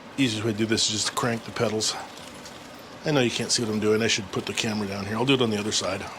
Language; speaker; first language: English; native; English